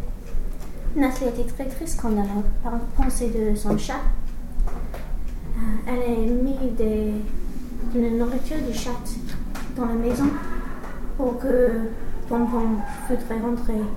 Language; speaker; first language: French; non-native, learner; English